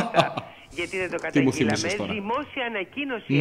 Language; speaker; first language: Greek; native; Greek